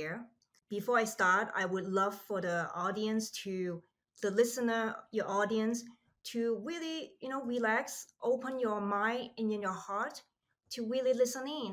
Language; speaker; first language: English; non-native, local second language; Cantonese